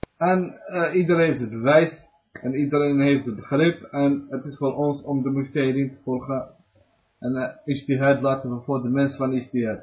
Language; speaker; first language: Dutch; early bilingual, other home language; Arabic